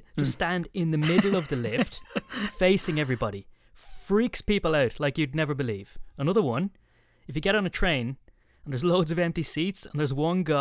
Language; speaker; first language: English; native; English